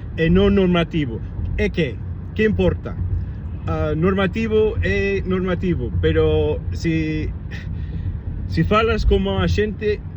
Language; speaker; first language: Galician; non-native, learner; English